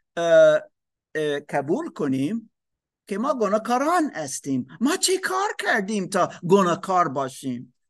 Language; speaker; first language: Persian; non-native, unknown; German